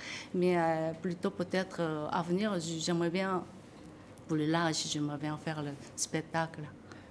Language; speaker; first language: French; non-native, learner; Korean